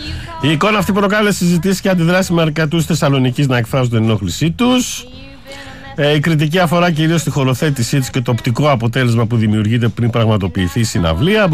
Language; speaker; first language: Greek; native; Greek